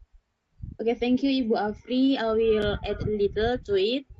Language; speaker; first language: English; non-native, learner; Indonesian